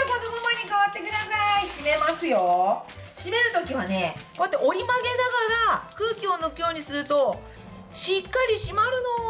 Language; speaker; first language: Japanese; native; Japanese